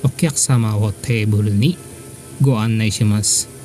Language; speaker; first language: Japanese; non-native, fluent; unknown